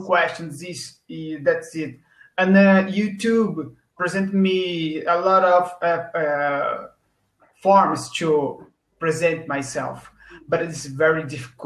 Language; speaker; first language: English; non-native, learner; Portuguese